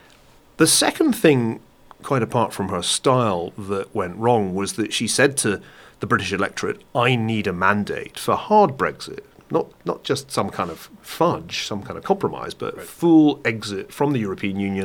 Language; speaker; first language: English; native; English